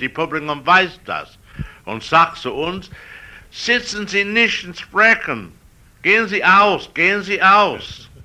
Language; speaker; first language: German; non-native, learner; English